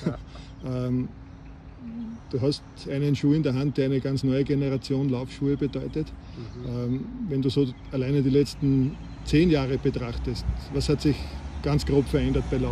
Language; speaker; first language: German; native; German